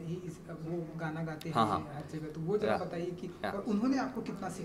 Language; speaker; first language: Hindi; native; Hindi